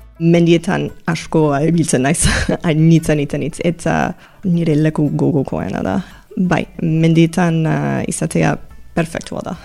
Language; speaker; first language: Basque; non-native, learner; English